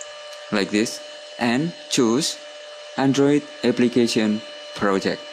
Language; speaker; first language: English; non-native, learner; Indonesian